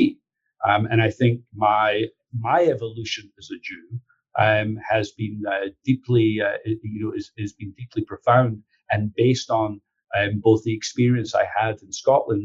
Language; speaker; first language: English; native; English